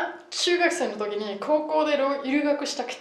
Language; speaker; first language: Japanese; non-native, fluent; German